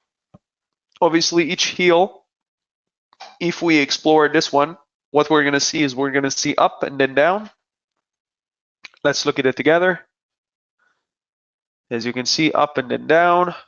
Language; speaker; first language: English; non-native, fluent; Hebrew